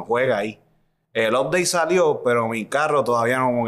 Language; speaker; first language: Spanish; native; Spanish